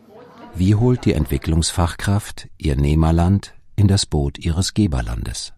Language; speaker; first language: German; native; German